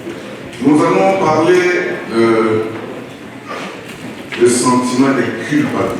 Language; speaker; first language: French; non-native, local second language; Lingala